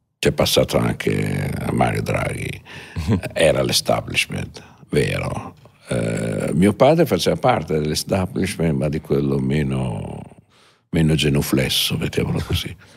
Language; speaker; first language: Italian; native; Italian